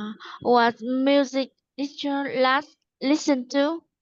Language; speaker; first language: English; non-native, learner; Vietnamese